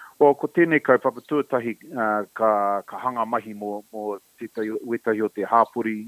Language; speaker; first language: Māori; non-native, local second language; English